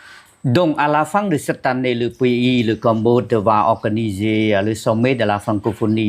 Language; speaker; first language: French; non-native, fluent; Khmer